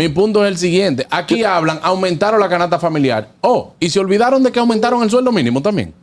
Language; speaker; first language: Spanish; native; Spanish